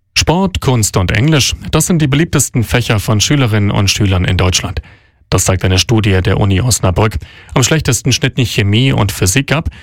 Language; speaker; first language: German; native; German